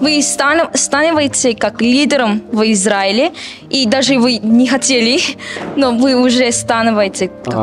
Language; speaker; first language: Russian; non-native, learner; Korean